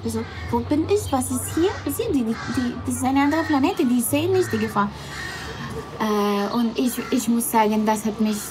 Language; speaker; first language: German; non-native, fluent; Spanish